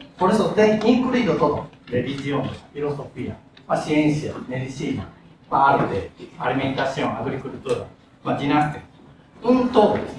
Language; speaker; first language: Spanish; non-native, learner; Japanese